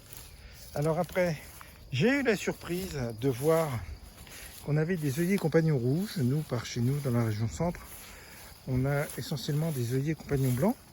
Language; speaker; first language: French; native; French